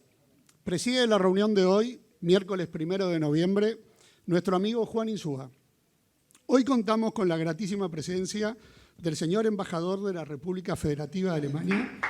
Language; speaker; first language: Spanish; native; Spanish